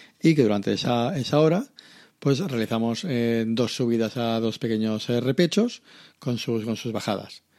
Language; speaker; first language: Spanish; native; Spanish